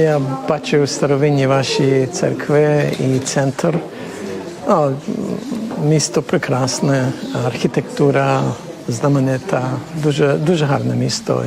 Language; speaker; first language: Ukrainian; early bilingual, heritage; Ukrainian